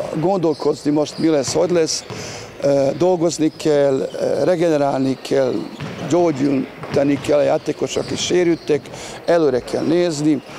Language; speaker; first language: Hungarian; non-native, learner; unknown